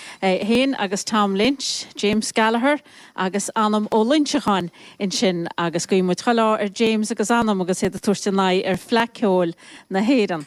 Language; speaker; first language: Irish; native; Irish